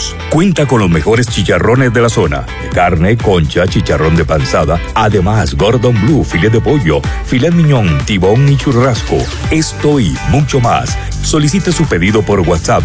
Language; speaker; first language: Spanish; native; Spanish